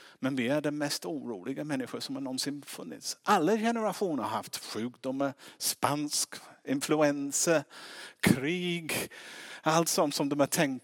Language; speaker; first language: Swedish; non-native, fluent; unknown